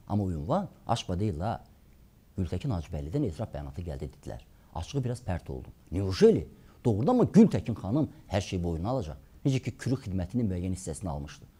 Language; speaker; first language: Azerbaijani; native; Azerbaijani